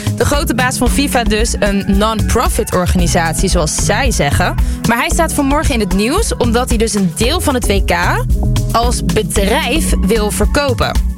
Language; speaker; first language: Dutch; early bilingual, other home language; Lingala